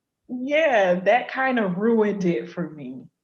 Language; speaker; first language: English; native; English